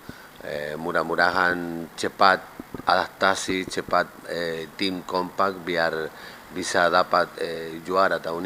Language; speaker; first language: Indonesian; non-native, fluent; Spanish